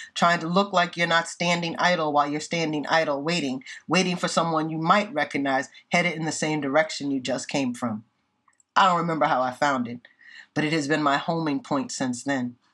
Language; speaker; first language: English; native; English